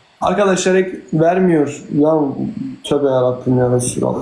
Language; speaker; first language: Turkish; native; Turkish